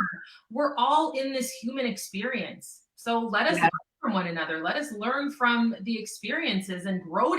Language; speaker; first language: English; native; English